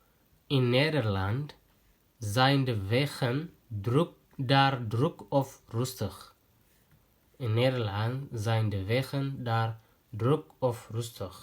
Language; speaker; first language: Dutch; non-native, learner; Tigrinya